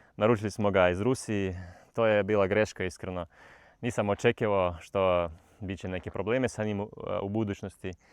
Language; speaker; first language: Bosnian; non-native, learner; Russian